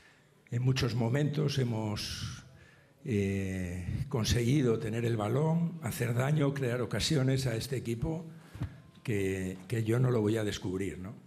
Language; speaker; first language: Spanish; native; Spanish